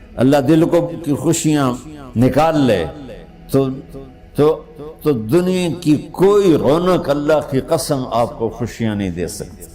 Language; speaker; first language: Urdu; non-native, local second language; Punjabi